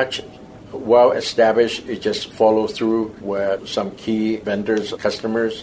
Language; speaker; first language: English; non-native, local second language; Cantonese